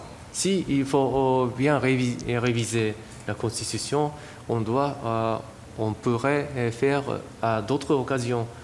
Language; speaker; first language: French; non-native, fluent; Japanese